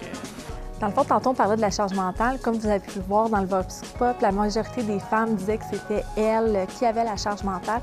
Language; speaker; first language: French; native; French